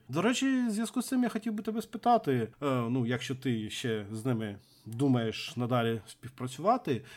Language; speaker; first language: Ukrainian; native; Ukrainian